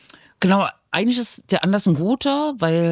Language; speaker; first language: German; native; German